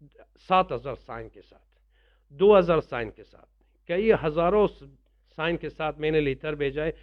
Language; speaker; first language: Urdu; non-native, learner; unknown